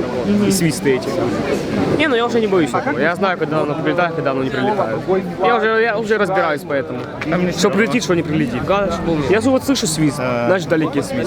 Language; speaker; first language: Russian; native; Russian